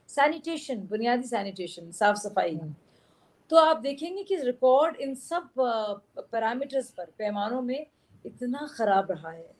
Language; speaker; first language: Hindi; native; Hindi